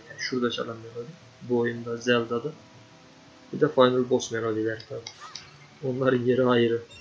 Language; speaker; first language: Turkish; native; Turkish